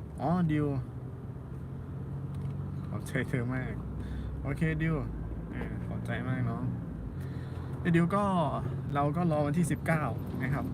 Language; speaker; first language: Thai; native; Thai